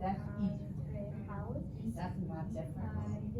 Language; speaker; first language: English; non-native, learner; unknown